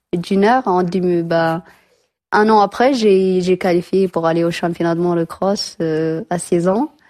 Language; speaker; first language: French; non-native, learner; Tigrinya